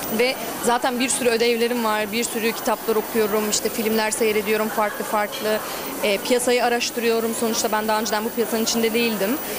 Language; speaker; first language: Turkish; early bilingual, heritage; Turkish